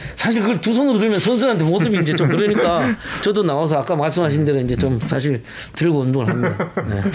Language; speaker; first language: Korean; native; Korean